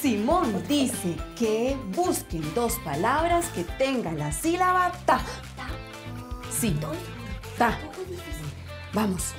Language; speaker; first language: Spanish; native; Spanish